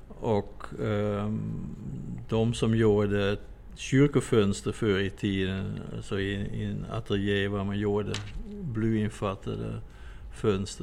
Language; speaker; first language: Swedish; non-native, fluent; Dutch